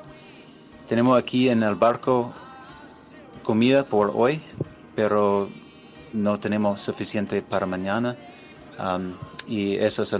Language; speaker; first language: Spanish; non-native, fluent; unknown